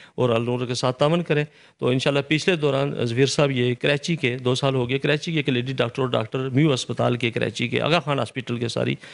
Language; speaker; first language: Urdu; non-native, local second language; Punjabi